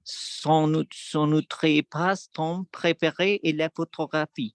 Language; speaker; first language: French; non-native, learner; Spanish